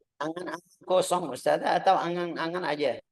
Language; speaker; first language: Indonesian; non-native, fluent; Arabic